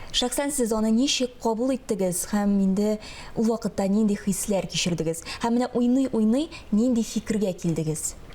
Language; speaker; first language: Tatar; native; Tatar